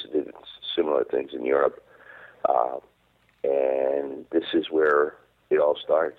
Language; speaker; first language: English; non-native, fluent; Hebrew